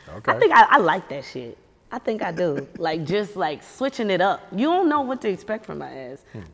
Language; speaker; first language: English; native; English